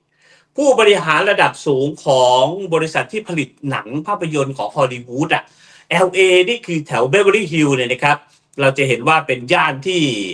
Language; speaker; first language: Thai; native; Thai